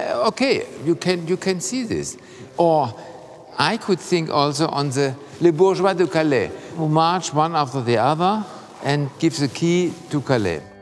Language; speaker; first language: English; non-native, fluent; German